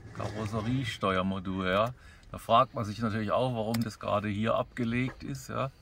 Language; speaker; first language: German; native; German